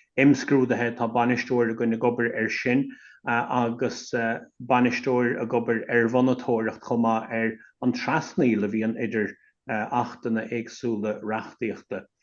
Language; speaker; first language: Irish; native; Irish